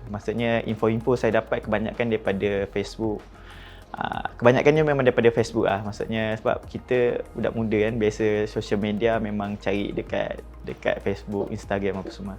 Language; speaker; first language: Malay; native; Malay